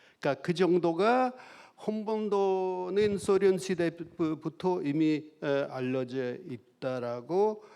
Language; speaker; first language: Korean; non-native, fluent; Russian